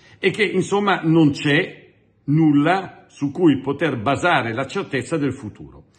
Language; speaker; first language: Italian; native; Italian